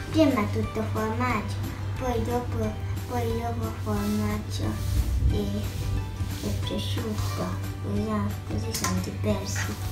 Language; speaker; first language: Italian; early bilingual, other home language; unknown